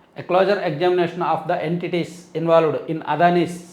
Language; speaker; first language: English; non-native, local second language; Telugu